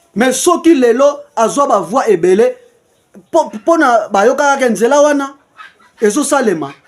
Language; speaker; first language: Lingala; non-native, local second language; Kongo